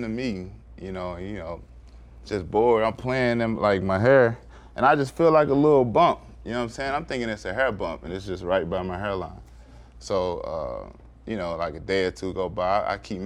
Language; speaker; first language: English; native; English